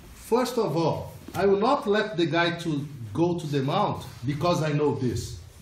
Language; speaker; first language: English; non-native, fluent; Portuguese